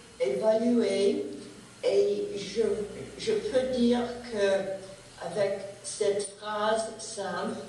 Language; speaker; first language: French; non-native, learner; English